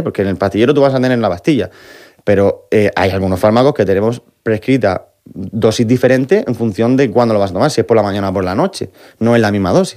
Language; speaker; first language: Spanish; native; Spanish